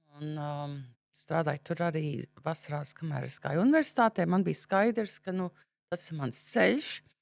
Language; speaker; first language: Latvian; early bilingual, heritage; Latvian